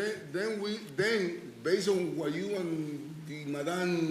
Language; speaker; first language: English; non-native, fluent; Spanish